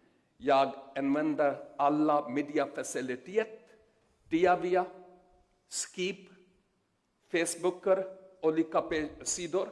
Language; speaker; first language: Swedish; non-native, learner; Urdu